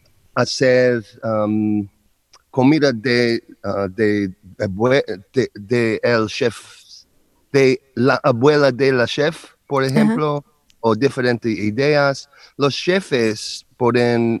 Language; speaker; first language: Spanish; non-native, learner; English